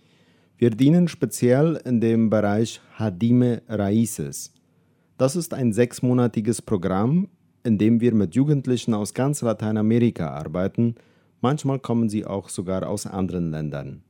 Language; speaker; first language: German; non-native, fluent; Spanish